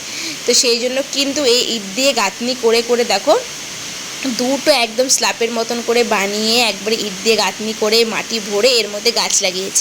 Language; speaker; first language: Bangla; native; Bangla